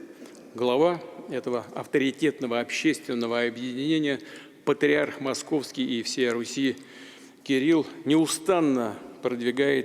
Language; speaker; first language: Russian; native; Russian